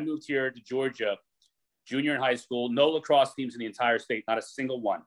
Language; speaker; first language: English; native; English